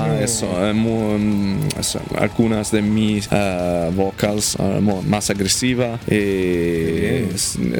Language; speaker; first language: Spanish; non-native, learner; Italian